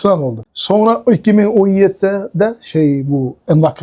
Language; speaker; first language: Turkish; non-native, learner; Uyghur